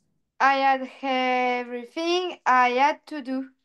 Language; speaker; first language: English; non-native, learner; French